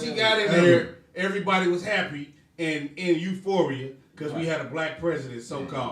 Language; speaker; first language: English; native; English